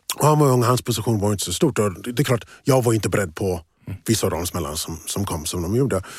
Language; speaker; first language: Swedish; early bilingual, other home language; English